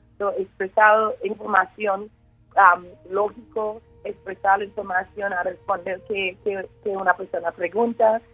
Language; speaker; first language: Spanish; non-native, learner; English